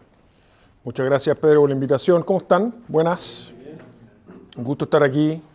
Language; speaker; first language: Spanish; native; Spanish